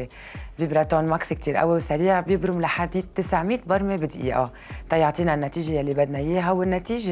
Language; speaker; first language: Arabic; native; Arabic